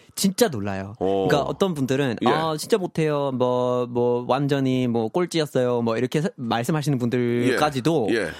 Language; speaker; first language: Korean; non-native, fluent; English